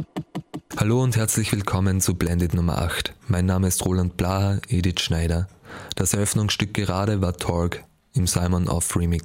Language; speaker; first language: German; native; German